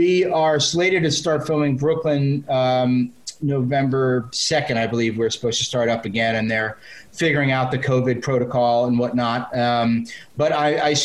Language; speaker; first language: English; native; English